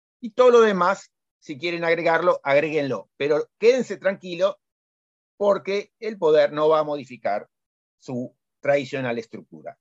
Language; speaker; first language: Spanish; native; Spanish